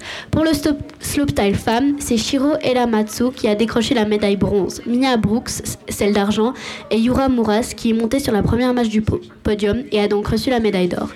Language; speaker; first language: French; native; French